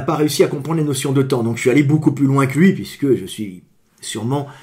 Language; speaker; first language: French; native; French